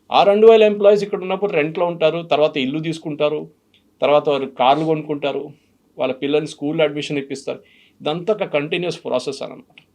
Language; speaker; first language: Telugu; non-native, fluent; Malayalam